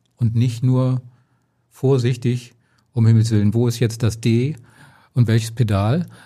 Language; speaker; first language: German; native; German